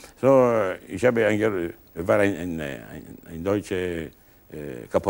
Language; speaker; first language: German; non-native, learner; Italian